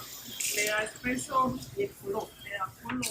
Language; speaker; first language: Spanish; native; Spanish